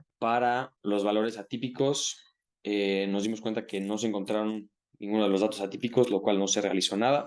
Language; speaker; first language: Spanish; native; Spanish